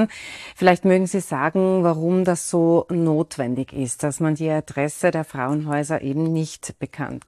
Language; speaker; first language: German; native; German